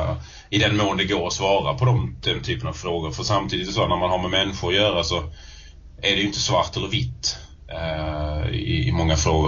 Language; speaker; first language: Swedish; native; Swedish